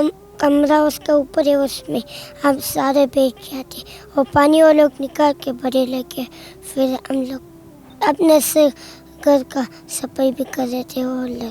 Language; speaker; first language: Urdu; non-native, local second language; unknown